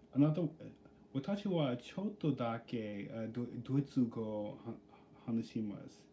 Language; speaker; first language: Japanese; non-native, learner; English